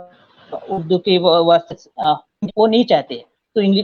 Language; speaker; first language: Hindi; non-native, fluent; Bangla